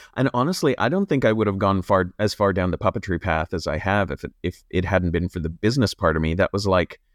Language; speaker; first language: English; native; English